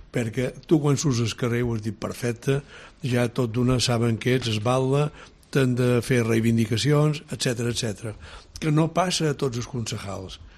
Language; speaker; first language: Catalan; native; Catalan